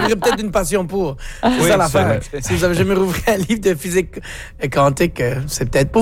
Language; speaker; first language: French; native; French